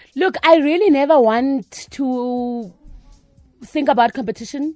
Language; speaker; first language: English; non-native, local second language; Northern Sotho